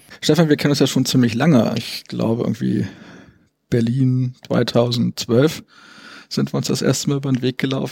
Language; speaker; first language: German; native; German